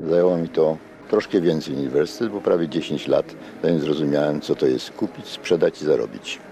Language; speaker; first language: Polish; native; Polish